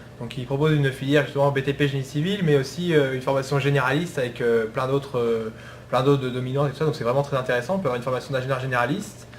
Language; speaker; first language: French; native; French